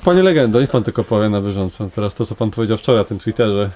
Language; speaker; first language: Polish; native; Polish